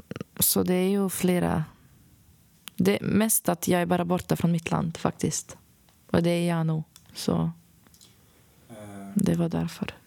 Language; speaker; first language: Swedish; non-native, fluent; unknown